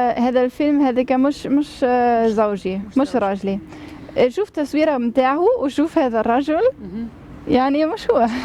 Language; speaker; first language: Arabic; non-native, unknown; German